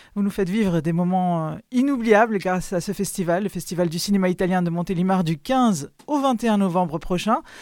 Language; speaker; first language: French; native; French